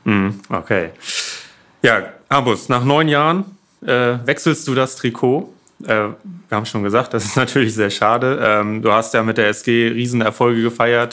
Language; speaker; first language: German; native; German